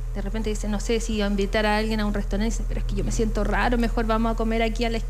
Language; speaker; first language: Spanish; native; Spanish